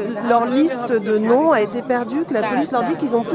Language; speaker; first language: French; native; French